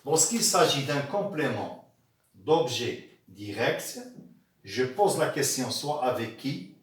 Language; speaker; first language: French; non-native, local second language; Arabic